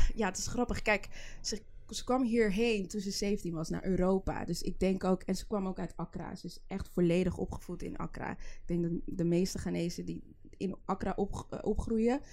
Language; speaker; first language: Dutch; early bilingual, other home language; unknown